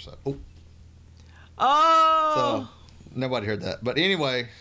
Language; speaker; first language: English; native; English